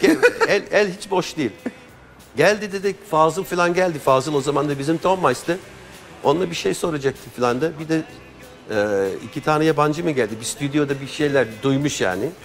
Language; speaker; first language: Turkish; non-native, fluent; English